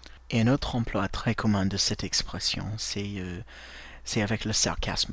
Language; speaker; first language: French; non-native, fluent; English